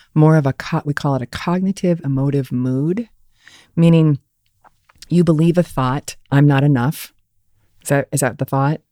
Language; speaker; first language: English; native; English